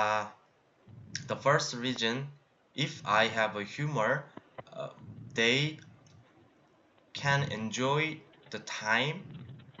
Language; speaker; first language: English; non-native, learner; Korean